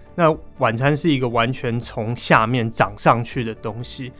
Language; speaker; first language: Chinese; native; Chinese